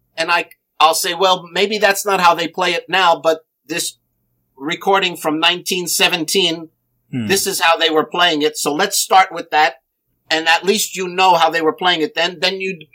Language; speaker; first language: English; native; English